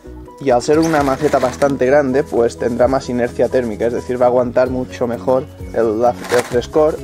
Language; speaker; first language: Spanish; native; Spanish